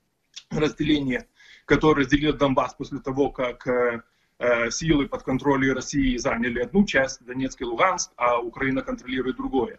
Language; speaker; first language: Russian; non-native, fluent; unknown